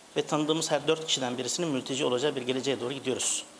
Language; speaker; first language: Turkish; native; Turkish